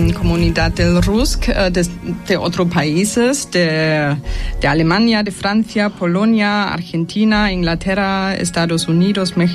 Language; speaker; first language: Spanish; non-native, fluent; German